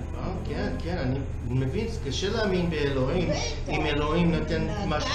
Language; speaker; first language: Hebrew; early bilingual, heritage; English